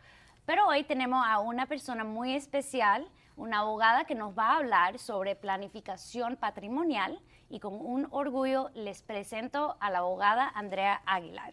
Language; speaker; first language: Spanish; early bilingual, heritage; Spanish